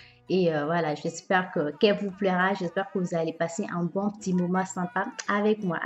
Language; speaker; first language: French; early bilingual, other home language; Bambara